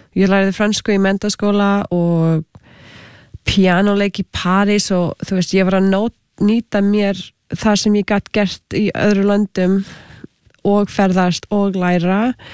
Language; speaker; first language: Icelandic; non-native, fluent; English